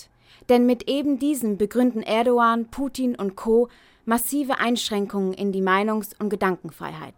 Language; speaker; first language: German; native; German